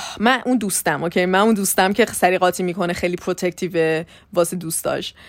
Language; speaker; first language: Persian; early bilingual, heritage; Persian